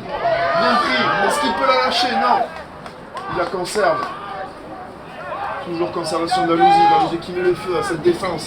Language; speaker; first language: French; native; French